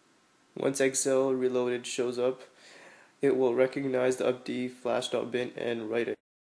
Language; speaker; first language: English; native; English